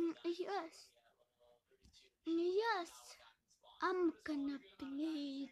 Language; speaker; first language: English; non-native, learner; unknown